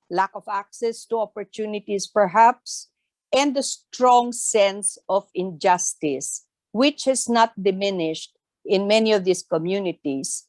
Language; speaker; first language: English; non-native, local second language; Tausug